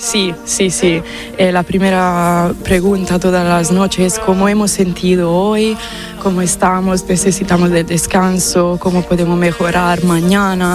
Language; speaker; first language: Spanish; non-native, fluent; Italian